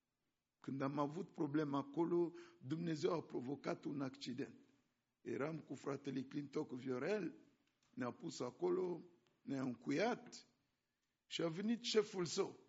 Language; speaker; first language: Romanian; non-native, fluent; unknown